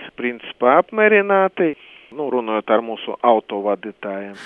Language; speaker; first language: Latvian; non-native, local second language; Russian